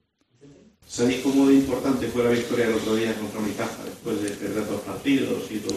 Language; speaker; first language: Spanish; native; Spanish